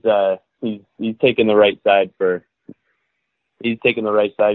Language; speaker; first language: English; native; English